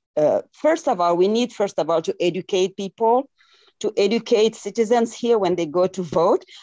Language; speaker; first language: English; non-native, fluent; French